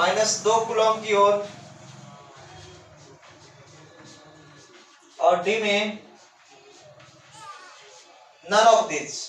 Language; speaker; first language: Hindi; native; Hindi